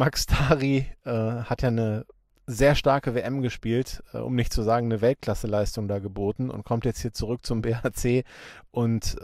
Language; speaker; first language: German; native; German